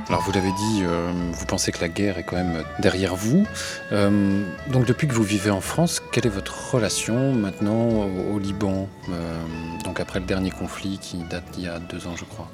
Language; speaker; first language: French; native; French